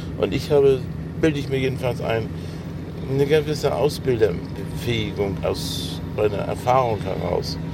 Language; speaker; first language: German; native; German